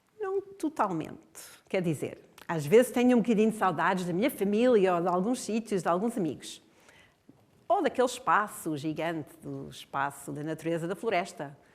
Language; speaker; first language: Portuguese; non-native, fluent; English